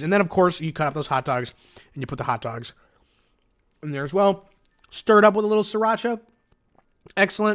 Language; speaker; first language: English; native; English